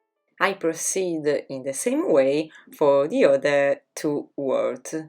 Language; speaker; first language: English; non-native, fluent; Italian